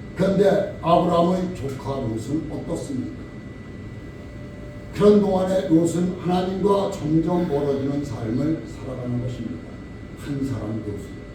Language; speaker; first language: Korean; native; Korean